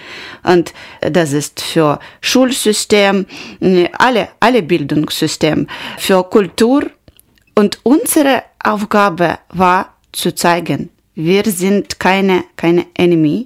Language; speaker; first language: German; non-native, learner; Ukrainian